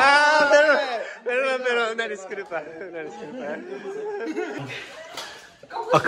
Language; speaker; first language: Spanish; non-native, learner; Japanese